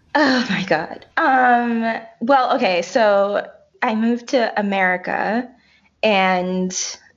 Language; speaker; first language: English; early bilingual, other home language; Haitian Creole